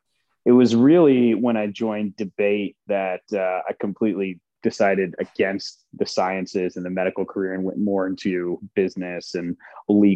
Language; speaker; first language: English; early bilingual, other home language; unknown